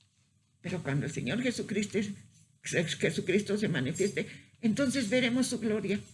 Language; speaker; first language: Spanish; native; Spanish